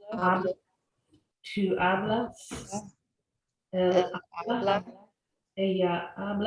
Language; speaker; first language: Spanish; non-native, learner; English